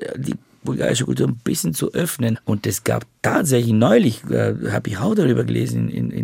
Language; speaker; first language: German; non-native, fluent; Bulgarian